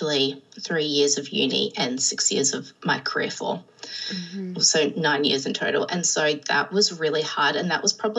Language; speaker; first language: English; native; English